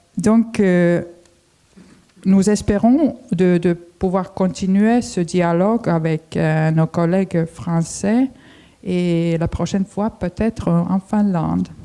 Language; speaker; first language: French; non-native, fluent; Finnish